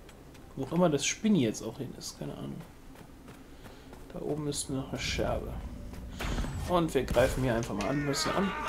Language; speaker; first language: German; native; German